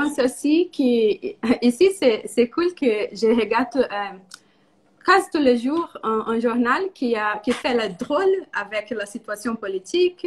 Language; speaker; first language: French; non-native, learner; Portuguese